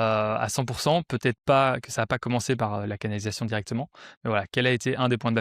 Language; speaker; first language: French; native; French